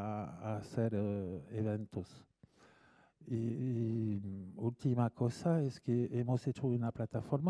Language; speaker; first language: Spanish; non-native, fluent; French